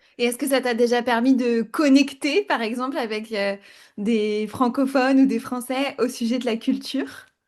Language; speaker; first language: French; native; French